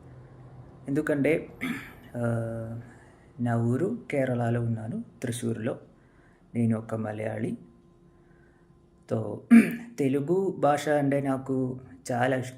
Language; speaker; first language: Telugu; non-native, learner; Malayalam